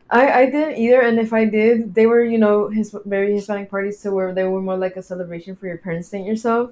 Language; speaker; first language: English; early bilingual, other home language; Spanish